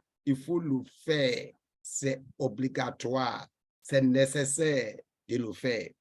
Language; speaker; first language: French; non-native, fluent; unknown